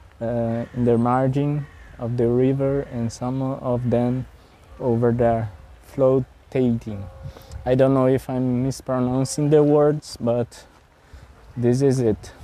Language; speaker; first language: English; non-native, fluent; Portuguese